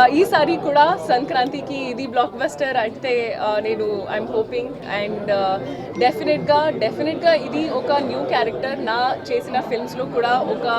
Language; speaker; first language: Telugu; non-native, fluent; Hindi